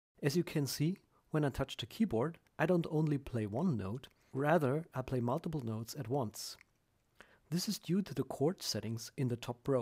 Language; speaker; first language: English; non-native, fluent; German